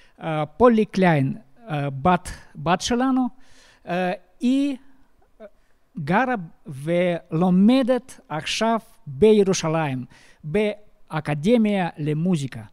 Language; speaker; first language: Hebrew; non-native, learner; Russian